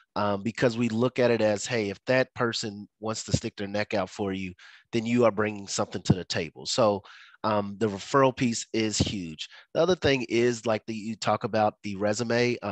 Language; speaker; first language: English; native; English